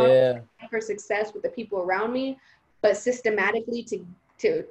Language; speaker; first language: English; early bilingual, other home language; Spanish